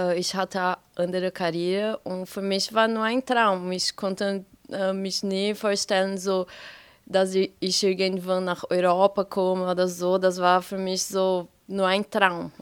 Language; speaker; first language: German; non-native, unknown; Portuguese